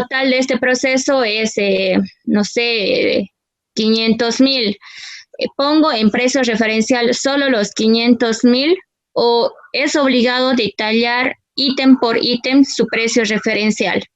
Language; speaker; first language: Spanish; native; Spanish